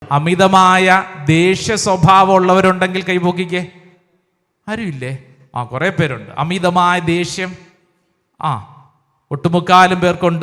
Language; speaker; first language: Malayalam; native; Malayalam